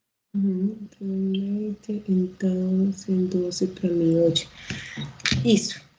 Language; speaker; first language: Portuguese; non-native, learner; Spanish